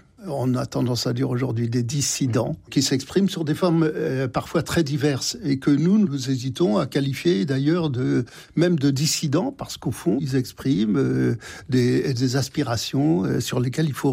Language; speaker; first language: French; native; French